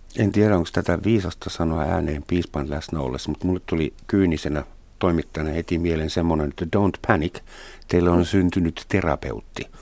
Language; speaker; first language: Finnish; non-native, fluent; German